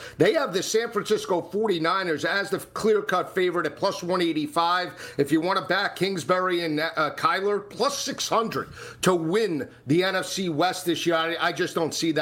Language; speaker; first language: English; native; English